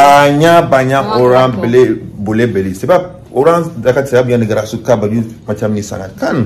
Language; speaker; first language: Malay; non-native, learner; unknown